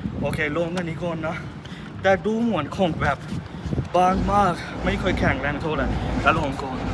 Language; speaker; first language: Thai; non-native, learner; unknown